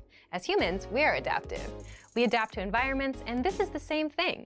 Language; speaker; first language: English; native; English